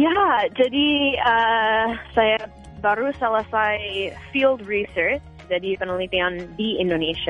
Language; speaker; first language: Indonesian; non-native, fluent; English